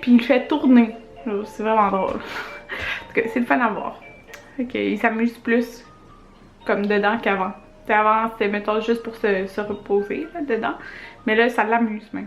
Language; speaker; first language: French; native; French